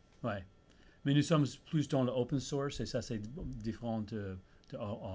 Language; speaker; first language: French; early bilingual, heritage; English